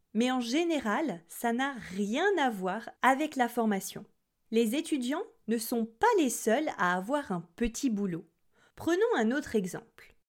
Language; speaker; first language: French; native; French